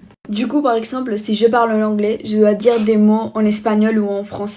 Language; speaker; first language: French; early bilingual, heritage; French